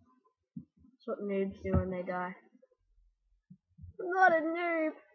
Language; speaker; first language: English; native; English